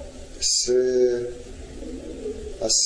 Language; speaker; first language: French; non-native, learner; Russian